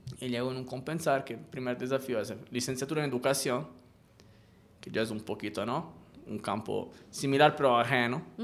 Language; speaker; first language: Spanish; non-native, fluent; Italian